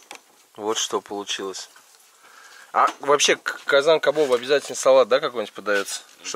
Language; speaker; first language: Russian; native; Russian